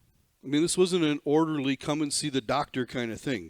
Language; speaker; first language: English; native; English